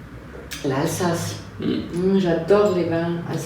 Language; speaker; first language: French; non-native, fluent; German